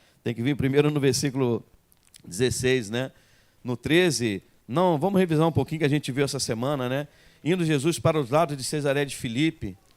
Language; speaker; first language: Portuguese; native; Portuguese